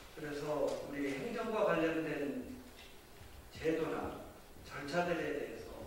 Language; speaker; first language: Korean; native; Korean